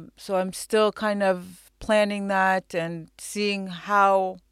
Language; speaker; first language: English; non-native, fluent; Arabic